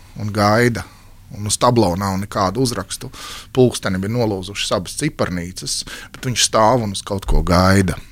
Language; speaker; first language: Latvian; native; Latvian